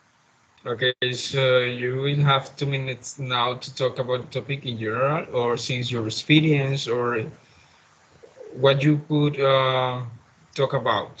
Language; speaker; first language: English; non-native, fluent; Spanish